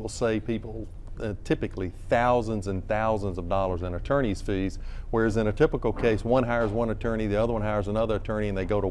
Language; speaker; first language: English; native; English